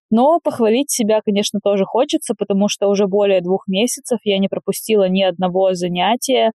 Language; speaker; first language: Russian; native; Russian